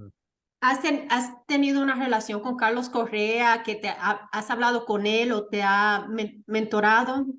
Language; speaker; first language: Spanish; early bilingual, heritage; Spanish